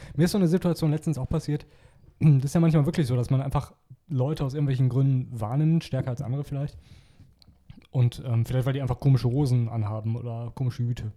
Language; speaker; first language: German; native; German